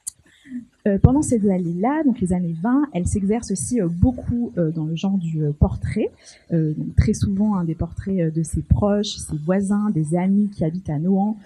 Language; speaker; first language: French; native; French